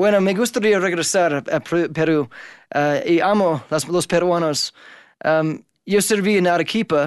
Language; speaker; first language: Spanish; non-native, fluent; English